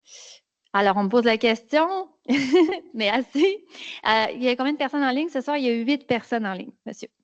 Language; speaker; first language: French; native; French